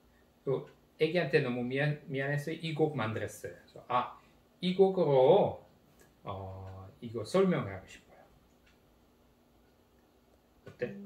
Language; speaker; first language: Korean; non-native, learner; Dutch